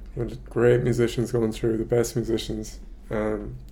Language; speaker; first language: English; native; English